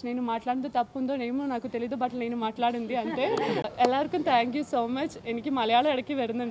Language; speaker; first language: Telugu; non-native, learner; Malayalam